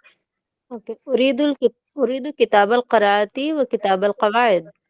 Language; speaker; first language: Arabic; non-native, learner; Hindi